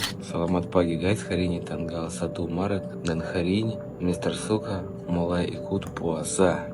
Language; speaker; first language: Indonesian; non-native, learner; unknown